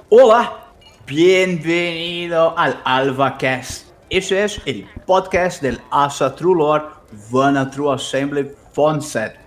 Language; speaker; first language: Spanish; non-native, fluent; Portuguese